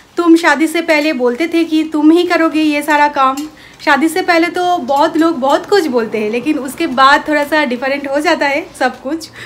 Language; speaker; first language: Hindi; non-native, local second language; Bangla